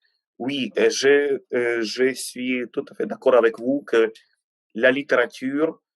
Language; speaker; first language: French; non-native, fluent; Ukrainian